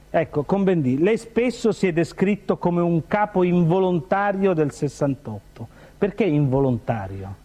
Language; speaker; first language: Italian; native; Italian